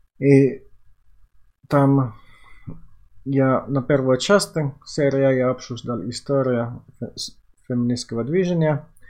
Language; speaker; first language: Russian; non-native, fluent; Finnish